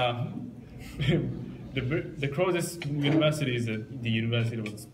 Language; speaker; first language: English; non-native, learner; Japanese